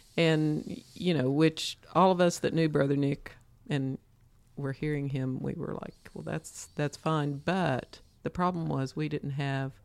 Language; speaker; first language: English; native; English